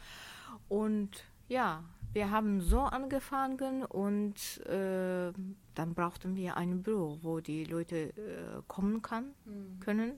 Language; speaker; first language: German; non-native, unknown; Azerbaijani